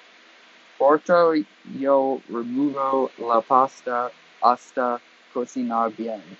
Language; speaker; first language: Spanish; non-native, learner; English